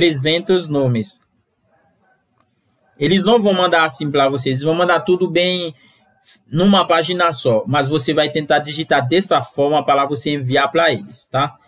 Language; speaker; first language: Portuguese; non-native, fluent; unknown